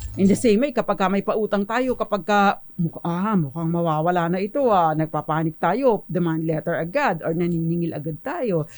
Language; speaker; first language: Filipino; native; Filipino